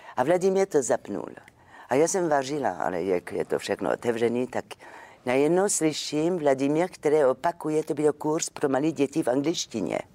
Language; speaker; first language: Czech; non-native, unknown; French